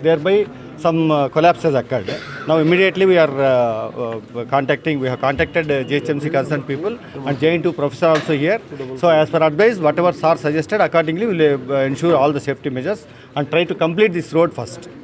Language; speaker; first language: English; non-native, local second language; Telugu